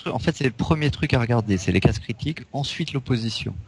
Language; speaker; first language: French; native; French